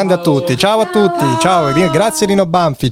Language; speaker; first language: Italian; native; Italian